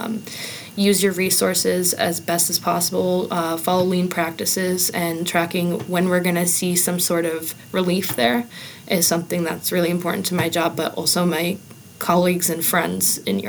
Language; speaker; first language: English; native; English